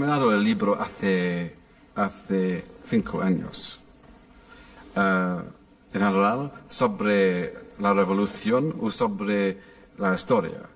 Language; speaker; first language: Spanish; non-native, fluent; English